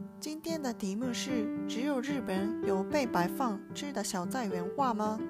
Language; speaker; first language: Chinese; non-native, learner; Japanese